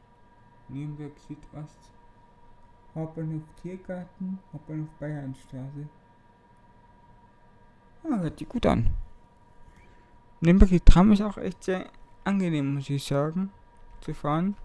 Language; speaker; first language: German; native; German